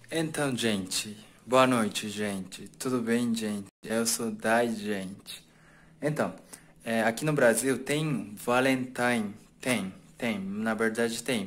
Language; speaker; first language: Portuguese; non-native, learner; Japanese